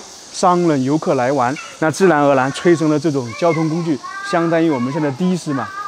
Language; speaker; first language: Chinese; native; Chinese